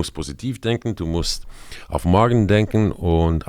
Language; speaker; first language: German; non-native, fluent; Croatian